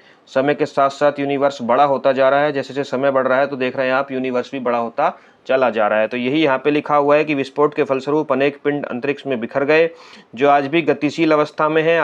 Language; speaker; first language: Hindi; native; Hindi